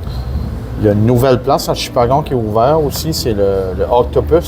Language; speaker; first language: French; native; French